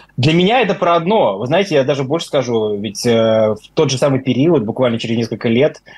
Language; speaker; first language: Russian; native; Russian